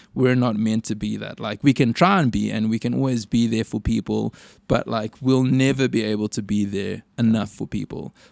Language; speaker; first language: English; native; English